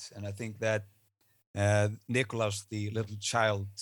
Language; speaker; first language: English; non-native, fluent; Icelandic